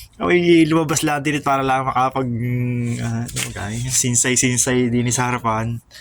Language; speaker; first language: Filipino; native; Filipino